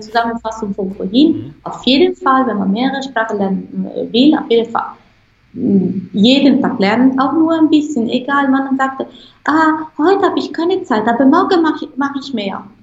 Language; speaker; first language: German; non-native, fluent; Italian